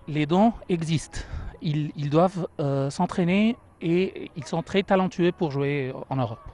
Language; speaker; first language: French; non-native, fluent; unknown